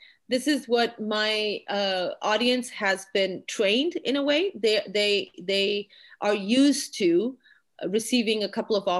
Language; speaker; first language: English; non-native, local second language; Urdu